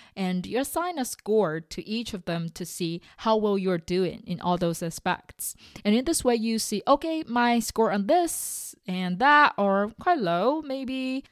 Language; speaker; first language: English; non-native, fluent; Chinese